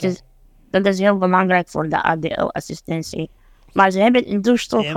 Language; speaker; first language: Dutch; non-native, fluent; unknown